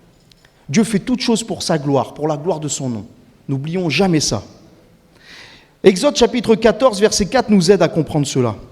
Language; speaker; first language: French; native; French